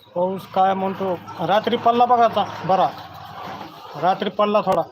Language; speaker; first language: Hindi; non-native, local second language; Marathi